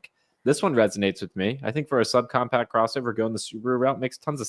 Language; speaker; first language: English; native; English